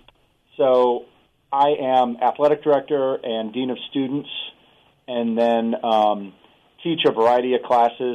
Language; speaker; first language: English; native; English